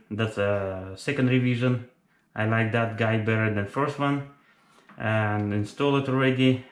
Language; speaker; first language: English; non-native, fluent; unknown